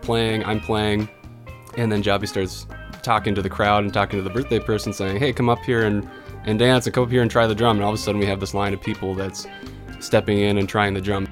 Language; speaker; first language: English; native; English